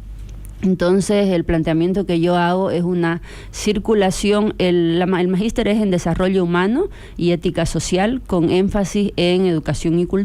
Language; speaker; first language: Spanish; native; Spanish